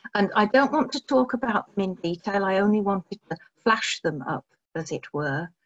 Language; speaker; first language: English; native; English